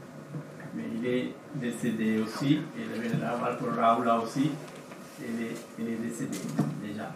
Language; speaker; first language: French; non-native, fluent; Sinhala